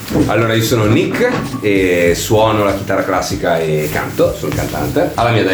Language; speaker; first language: Italian; native; Italian